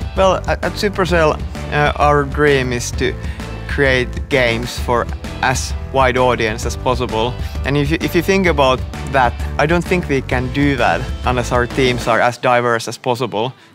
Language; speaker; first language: English; non-native, fluent; Finnish